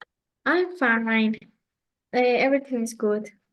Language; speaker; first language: English; non-native, learner; Spanish